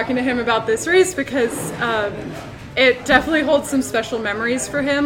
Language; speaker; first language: English; native; English